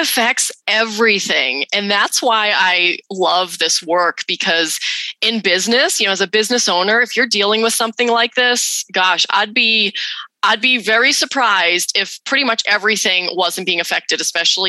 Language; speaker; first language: English; native; English